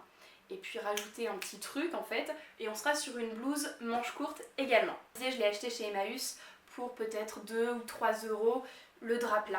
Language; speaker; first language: French; native; French